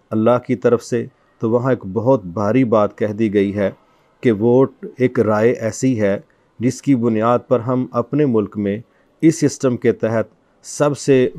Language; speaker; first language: Urdu; non-native, local second language; Punjabi